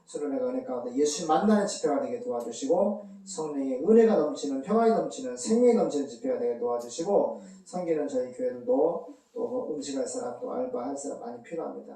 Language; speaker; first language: Korean; native; Korean